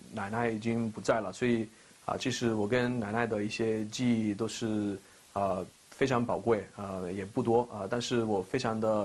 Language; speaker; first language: Chinese; non-native, fluent; Italian